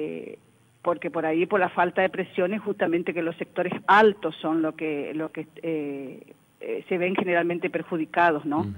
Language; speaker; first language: Spanish; native; Spanish